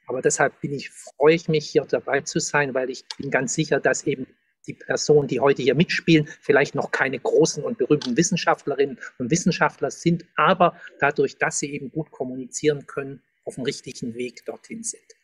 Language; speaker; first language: German; native; German